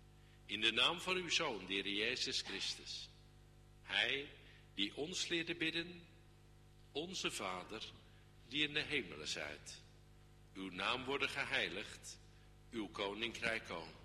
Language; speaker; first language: Dutch; native; Dutch